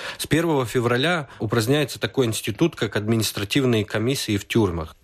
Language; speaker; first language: Russian; native; Russian